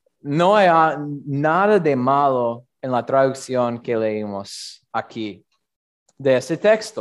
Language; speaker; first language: Spanish; non-native, learner; English